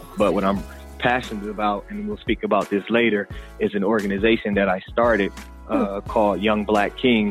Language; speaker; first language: English; native; English